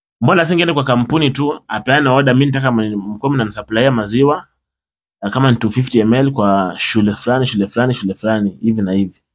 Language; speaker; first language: Swahili; native; Swahili